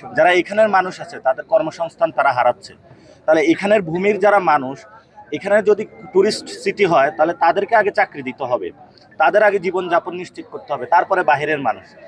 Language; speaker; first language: Bangla; native; Bangla